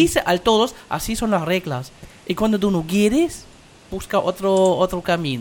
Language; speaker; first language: Spanish; non-native, fluent; German